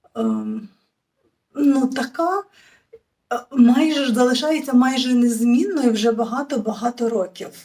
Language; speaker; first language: Ukrainian; native; Ukrainian